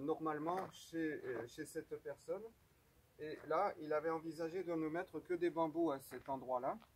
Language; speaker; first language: French; native; French